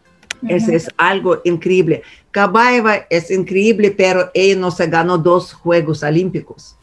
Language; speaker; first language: Spanish; non-native, fluent; Russian